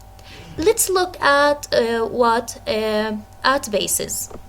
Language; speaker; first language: English; non-native, fluent; Arabic